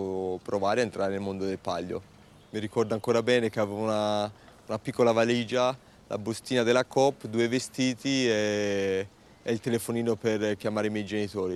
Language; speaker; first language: Italian; native; Italian